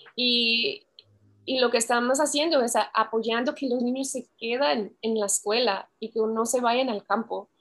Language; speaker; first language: Spanish; non-native, fluent; English